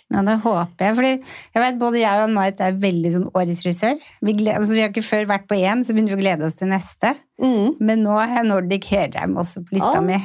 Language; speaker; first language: Norwegian; native; Norwegian